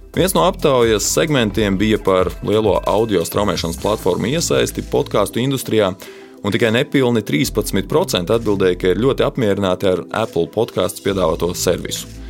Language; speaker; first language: Latvian; native; Latvian